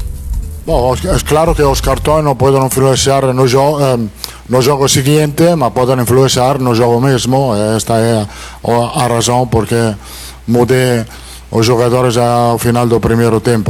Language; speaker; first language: Portuguese; non-native, fluent; Italian